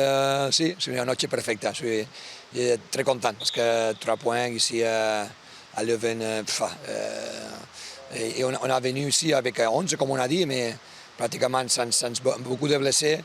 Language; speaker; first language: French; non-native, learner; Spanish